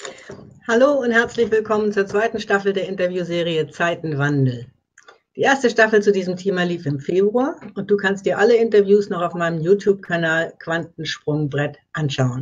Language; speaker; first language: German; native; German